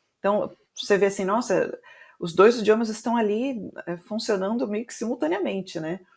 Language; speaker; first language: Portuguese; native; Portuguese